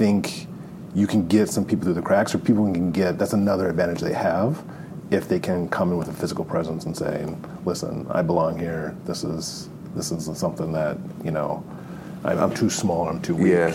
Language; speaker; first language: English; native; English